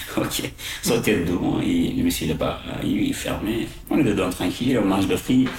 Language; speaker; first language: French; non-native, learner; Arabic